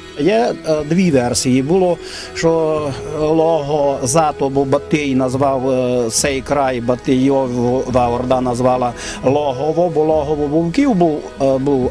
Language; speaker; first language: Ukrainian; native; Ukrainian